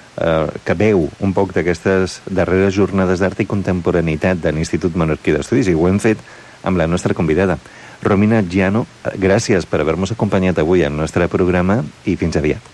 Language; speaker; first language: Catalan; native; Catalan